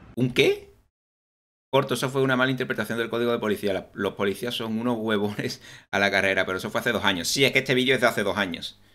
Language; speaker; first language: Spanish; native; Spanish